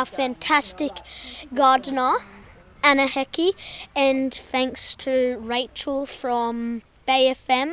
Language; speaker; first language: English; native; English